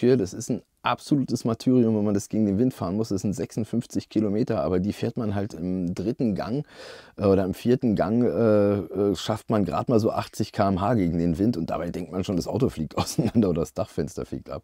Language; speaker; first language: German; native; German